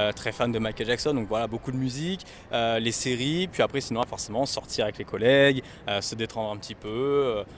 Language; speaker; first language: French; native; French